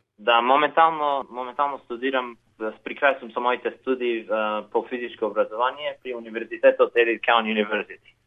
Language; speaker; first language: Macedonian; native; Macedonian